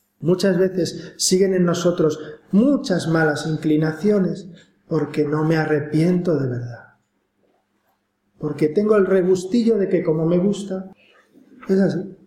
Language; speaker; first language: Spanish; native; Spanish